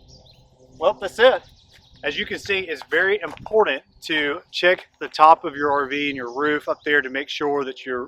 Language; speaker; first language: English; native; English